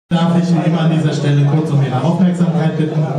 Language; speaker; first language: German; native; German